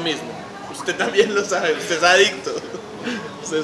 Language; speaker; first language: Spanish; native; Spanish